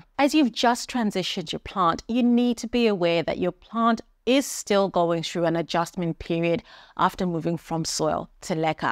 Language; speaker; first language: English; native; English